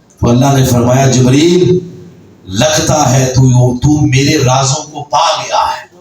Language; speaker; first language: Urdu; non-native, local second language; Punjabi